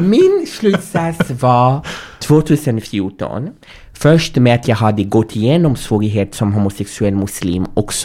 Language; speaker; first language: Swedish; non-native, fluent; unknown